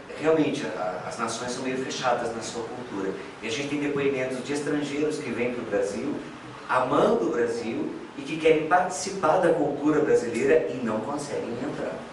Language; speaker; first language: Portuguese; native; Portuguese